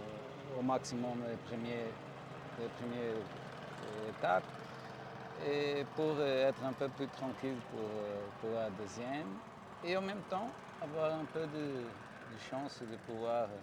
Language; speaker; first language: French; non-native, fluent; Portuguese